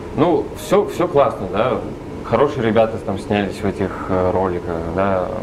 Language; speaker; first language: Russian; native; Russian